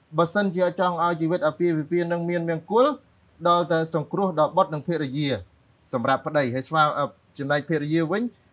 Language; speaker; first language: Khmer; native; Khmer